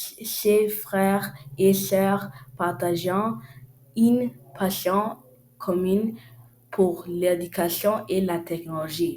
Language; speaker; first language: French; non-native, learner; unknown